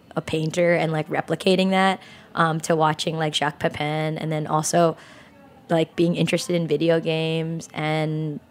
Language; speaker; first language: English; native; English